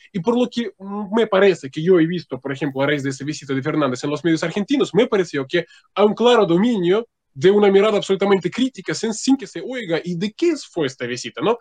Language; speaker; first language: Spanish; non-native, fluent; Russian